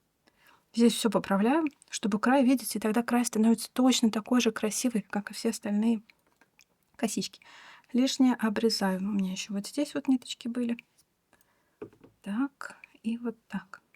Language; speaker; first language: Russian; native; Russian